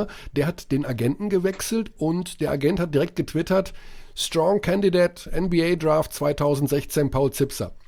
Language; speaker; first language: German; native; German